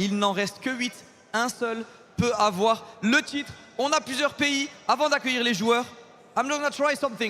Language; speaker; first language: French; native; French